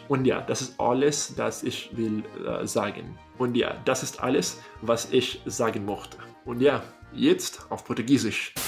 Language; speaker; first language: German; non-native, learner; English